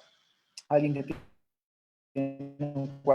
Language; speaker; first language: Spanish; native; Spanish